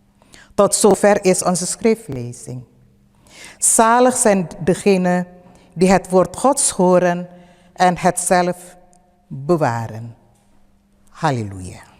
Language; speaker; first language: Dutch; early bilingual, other home language; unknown